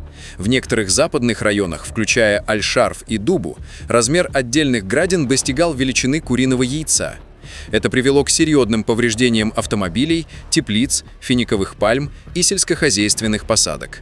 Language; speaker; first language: Russian; native; Russian